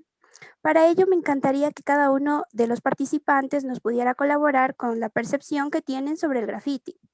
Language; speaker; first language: Spanish; native; Spanish